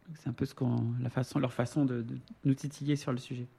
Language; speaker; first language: French; native; French